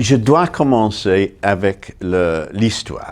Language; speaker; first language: French; non-native, fluent; English